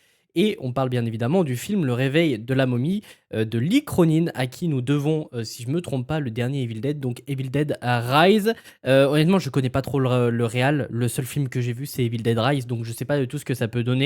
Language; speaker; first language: French; native; French